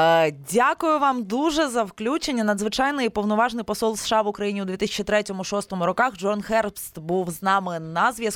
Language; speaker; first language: Ukrainian; native; Ukrainian